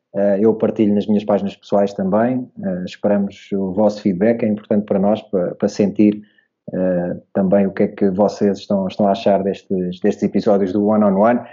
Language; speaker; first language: Portuguese; native; Portuguese